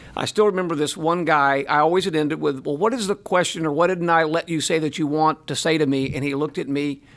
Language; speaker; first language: English; native; English